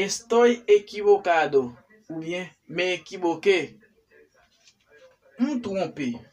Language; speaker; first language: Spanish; non-native, learner; Haitian Creole